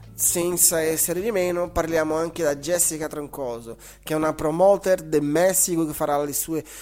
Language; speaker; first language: Italian; non-native, fluent; Portuguese